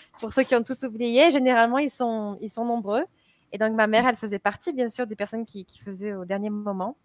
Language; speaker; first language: French; native; French